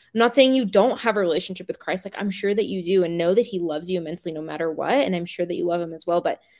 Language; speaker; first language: English; native; English